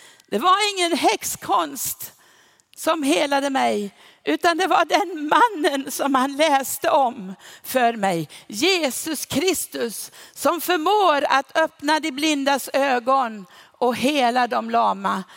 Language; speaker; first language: Swedish; non-native, fluent; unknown